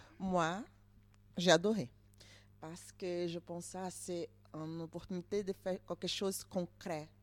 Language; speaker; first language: French; non-native, learner; Portuguese